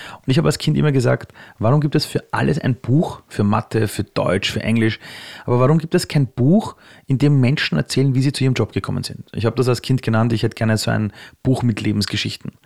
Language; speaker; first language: German; early bilingual, other home language; Persian